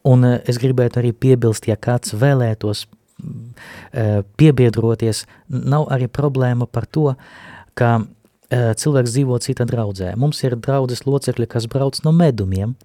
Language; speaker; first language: Latvian; non-native, local second language; Russian